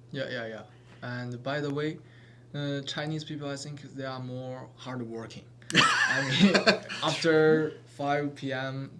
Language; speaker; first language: English; non-native, learner; Chinese